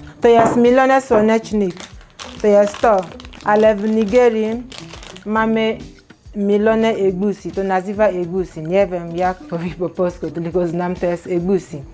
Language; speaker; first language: Polish; non-native, learner; Igbo